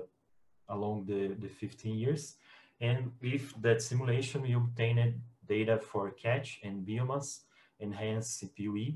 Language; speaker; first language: English; non-native, fluent; Portuguese